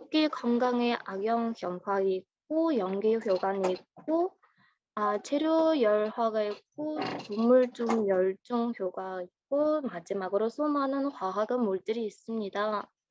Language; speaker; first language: Korean; non-native, learner; Mongolian